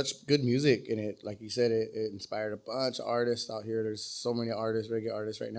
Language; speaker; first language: English; native; English